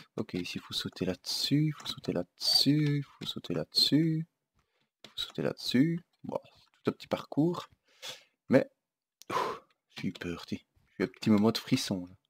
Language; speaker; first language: French; native; French